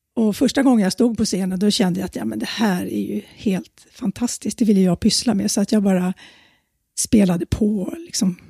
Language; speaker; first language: Swedish; native; Swedish